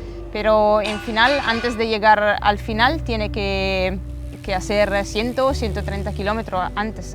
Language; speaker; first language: Spanish; non-native, fluent; Italian